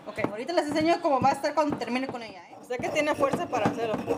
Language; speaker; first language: Spanish; native; Spanish